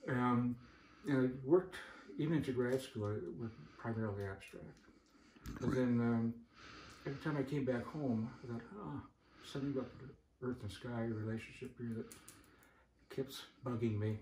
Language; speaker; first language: English; native; English